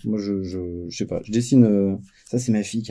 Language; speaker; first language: French; native; French